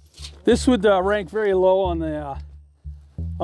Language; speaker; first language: English; native; English